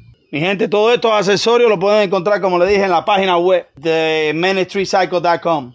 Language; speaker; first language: Spanish; native; Spanish